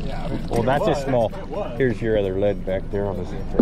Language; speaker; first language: English; native; English